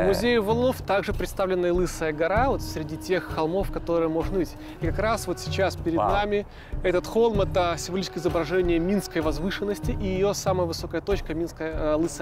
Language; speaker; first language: Russian; native; Russian